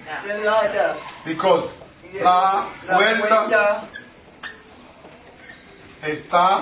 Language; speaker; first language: Spanish; non-native, fluent; English